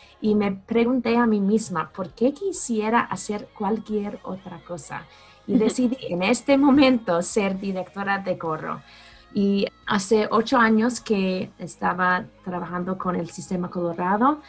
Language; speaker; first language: Spanish; non-native, fluent; English